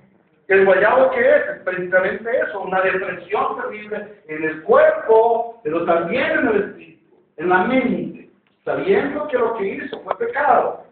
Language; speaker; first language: Spanish; native; Spanish